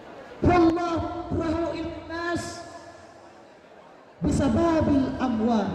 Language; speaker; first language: Arabic; non-native, learner; Achinese